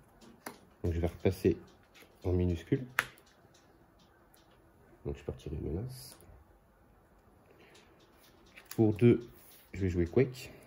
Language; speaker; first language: French; native; French